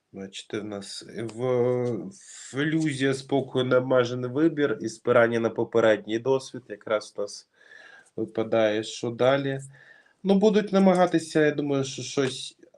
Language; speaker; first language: Ukrainian; non-native, local second language; Russian